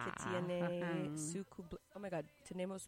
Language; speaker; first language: Spanish; non-native, learner; English